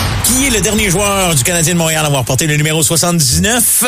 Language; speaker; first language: French; native; French